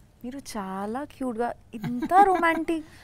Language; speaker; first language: Telugu; non-native, learner; Bangla